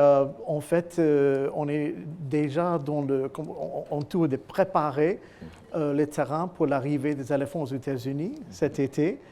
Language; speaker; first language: French; non-native, fluent; English